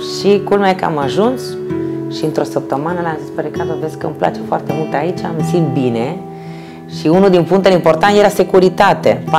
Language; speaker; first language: Romanian; non-native, fluent; Spanish